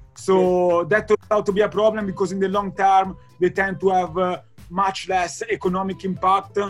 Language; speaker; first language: English; non-native, fluent; Italian